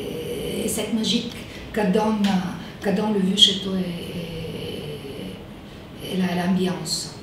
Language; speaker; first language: French; non-native, fluent; Bulgarian